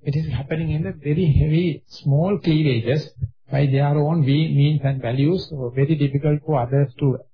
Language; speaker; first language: English; non-native, local second language; Sinhala